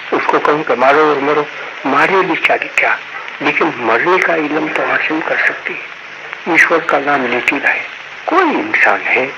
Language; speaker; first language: Hindi; non-native, local second language; Gujarati